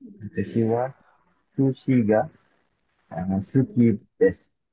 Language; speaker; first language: Japanese; non-native, learner; Malay